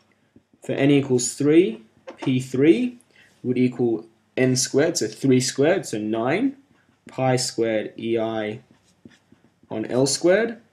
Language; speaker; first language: English; native; English